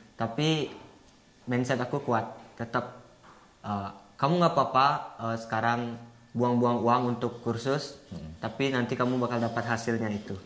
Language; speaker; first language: Indonesian; non-native, local second language; Balinese